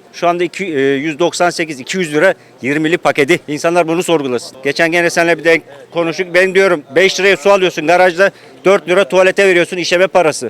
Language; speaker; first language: Turkish; native; Turkish